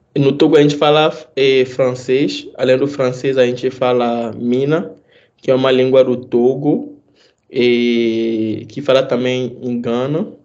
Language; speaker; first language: Portuguese; non-native, fluent; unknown